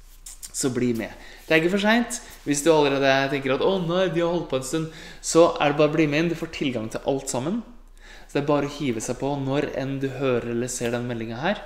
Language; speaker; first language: Norwegian; native; Norwegian